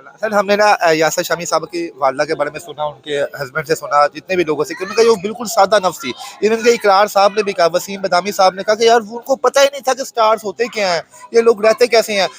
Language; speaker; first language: Urdu; non-native, local second language; Punjabi